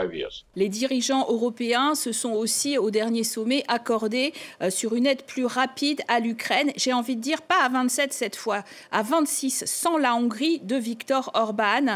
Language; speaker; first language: French; native; French